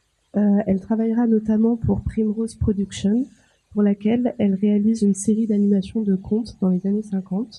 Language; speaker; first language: French; native; French